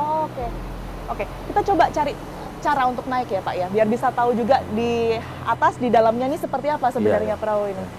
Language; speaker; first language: Indonesian; native; Indonesian